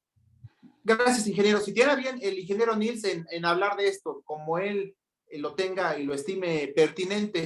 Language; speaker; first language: Spanish; native; Spanish